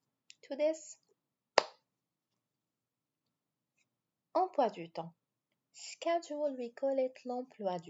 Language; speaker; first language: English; non-native, fluent; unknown